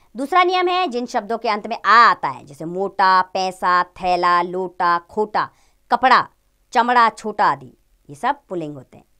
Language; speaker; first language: Hindi; native; Hindi